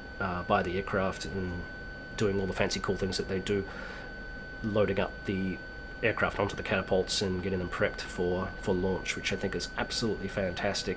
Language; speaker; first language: English; native; English